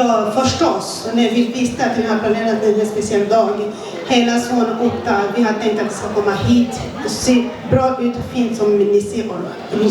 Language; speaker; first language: Swedish; non-native, fluent; Kinyarwanda